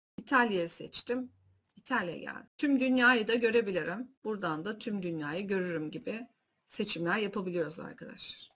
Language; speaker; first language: Turkish; early bilingual, heritage; Turkish